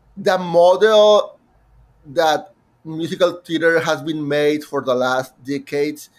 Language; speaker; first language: English; non-native, fluent; Spanish